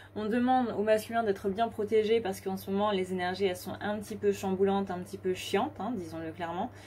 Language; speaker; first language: French; native; French